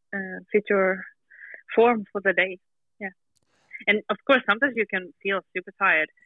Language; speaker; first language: English; non-native, fluent; Swedish